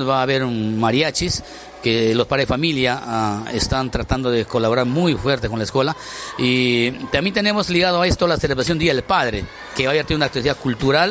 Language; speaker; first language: Spanish; native; Spanish